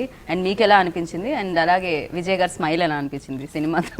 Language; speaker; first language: Telugu; native; Telugu